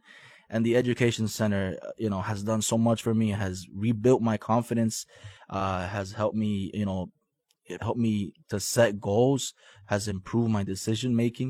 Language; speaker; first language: English; native; English